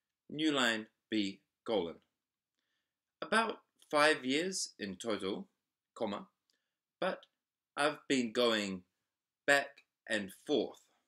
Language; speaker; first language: English; native; English